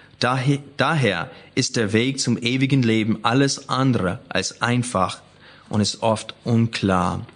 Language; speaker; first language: German; non-native, fluent; English